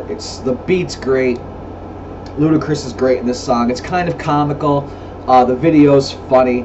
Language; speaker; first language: English; native; English